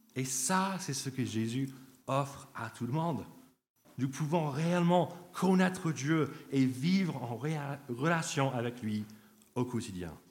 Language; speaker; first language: French; non-native, fluent; English